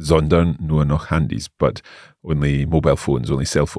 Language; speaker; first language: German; non-native, learner; English